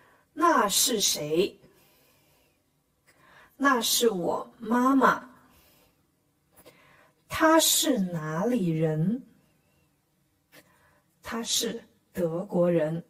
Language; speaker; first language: Chinese; non-native, fluent; Khmer